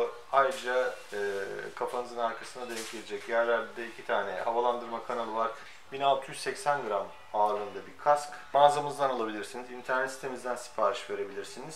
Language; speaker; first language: Turkish; native; Turkish